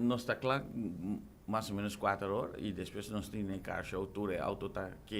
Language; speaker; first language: Spanish; non-native, local second language; Papiamento